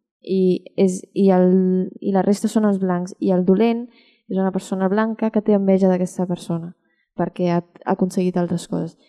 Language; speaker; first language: Catalan; early bilingual, other home language; Chinese